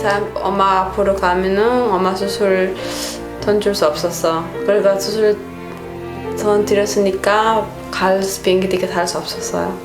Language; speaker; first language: Korean; non-native, learner; Spanish